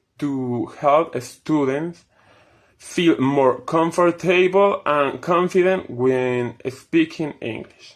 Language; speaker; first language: English; non-native, fluent; Spanish